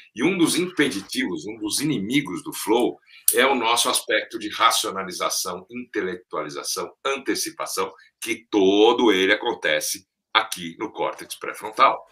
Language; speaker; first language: Portuguese; native; Portuguese